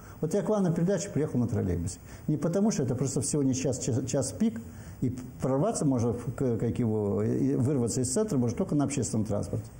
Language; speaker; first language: Russian; native; Russian